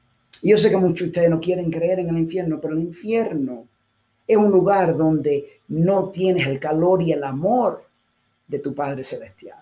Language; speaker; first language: Spanish; early bilingual, heritage; Spanish